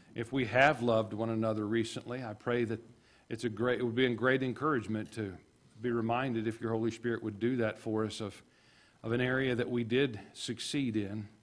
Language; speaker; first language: English; native; English